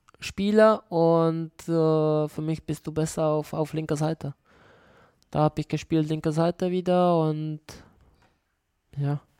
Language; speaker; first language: German; non-native, learner; Czech